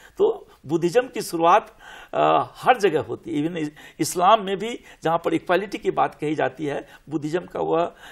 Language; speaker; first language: Hindi; native; Hindi